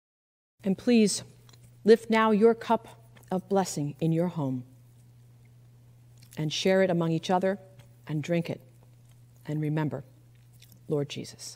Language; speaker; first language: English; native; English